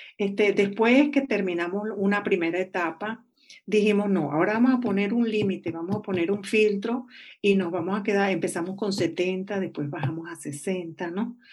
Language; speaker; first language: Spanish; native; Spanish